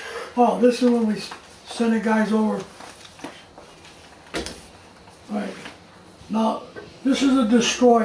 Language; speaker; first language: English; native; English